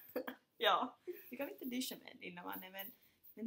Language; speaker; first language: Swedish; non-native, fluent; Finnish